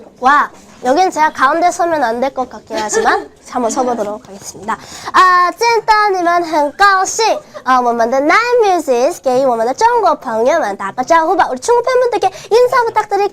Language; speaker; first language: Korean; non-native, fluent; Chinese